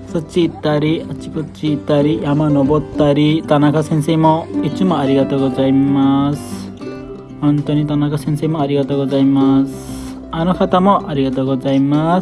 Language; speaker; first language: Japanese; non-native, learner; Nepali